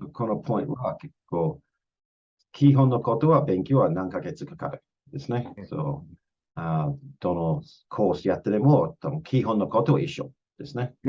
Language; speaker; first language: Japanese; non-native, fluent; English